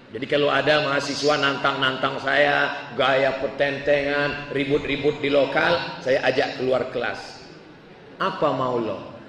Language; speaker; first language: Indonesian; native; Indonesian